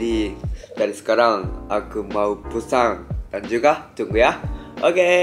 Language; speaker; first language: Indonesian; non-native, learner; Japanese